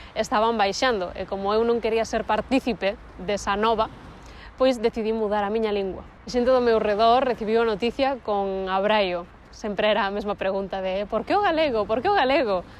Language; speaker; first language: Galician; non-native, local second language; Spanish